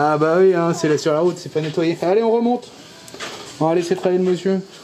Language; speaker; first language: French; native; French